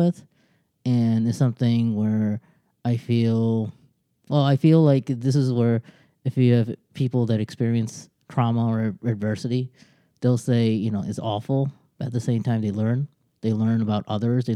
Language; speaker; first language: English; native; English